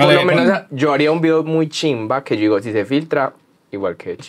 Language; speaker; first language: Spanish; native; Spanish